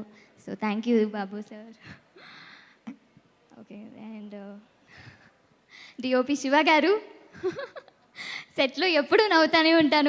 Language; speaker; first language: Telugu; non-native, learner; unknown